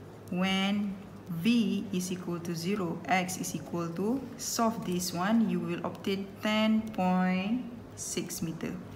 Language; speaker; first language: English; non-native, local second language; Malay